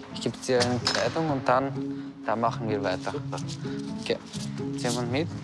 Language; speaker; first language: German; non-native, fluent; Persian